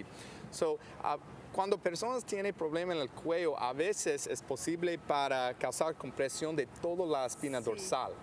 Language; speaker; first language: Spanish; non-native, fluent; English